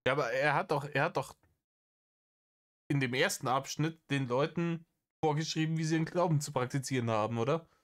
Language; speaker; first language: German; native; German